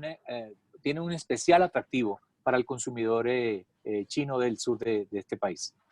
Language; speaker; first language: Spanish; native; Spanish